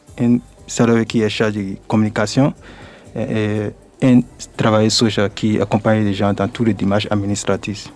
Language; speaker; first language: French; non-native, learner; English